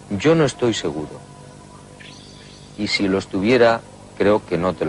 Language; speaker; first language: Spanish; native; Spanish